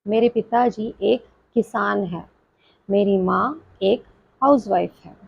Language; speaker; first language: Hindi; non-native, local second language; Malayalam